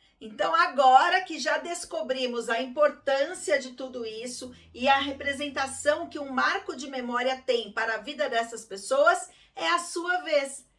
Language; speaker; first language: Portuguese; native; Portuguese